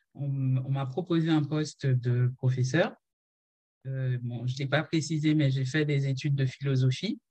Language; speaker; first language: French; non-native, local second language; Haitian Creole